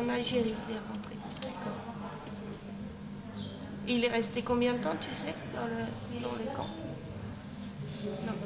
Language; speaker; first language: French; native; French